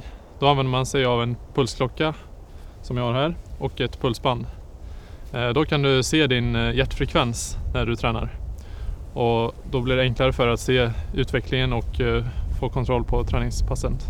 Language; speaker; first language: Swedish; native; Swedish